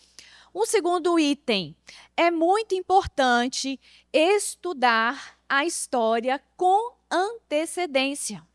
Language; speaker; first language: Portuguese; native; Portuguese